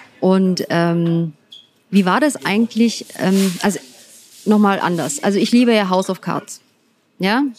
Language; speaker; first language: German; early bilingual, other home language; Turkish